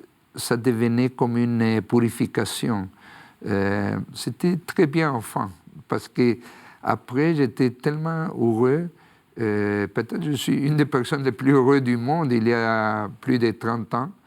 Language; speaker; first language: French; non-native, fluent; Spanish